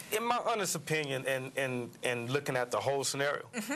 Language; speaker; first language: English; native; English